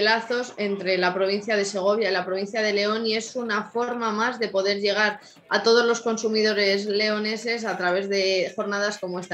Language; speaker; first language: Spanish; native; Spanish